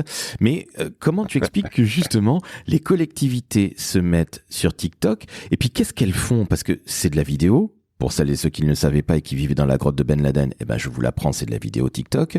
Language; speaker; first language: French; native; French